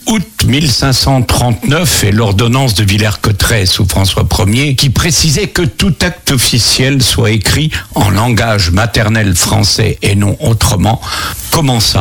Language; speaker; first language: French; native; French